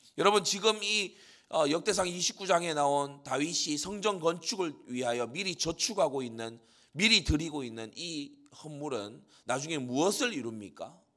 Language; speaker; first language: Korean; native; Korean